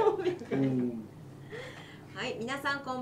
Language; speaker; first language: Japanese; native; Japanese